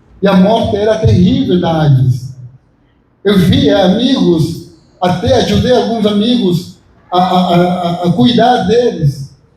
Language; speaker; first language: Portuguese; non-native, fluent; Spanish